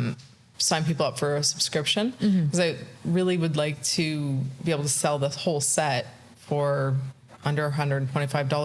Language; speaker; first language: English; native; English